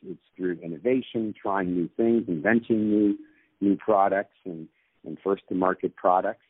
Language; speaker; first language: English; native; English